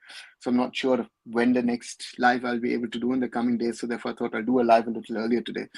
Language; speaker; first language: English; non-native, local second language; Bangla